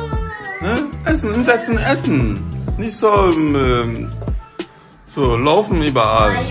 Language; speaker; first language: German; non-native, learner; Lingala